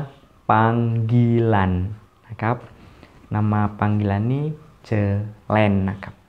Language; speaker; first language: Thai; non-native, fluent; Indonesian